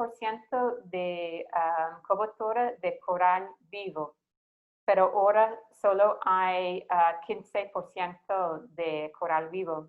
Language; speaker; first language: Spanish; non-native, fluent; English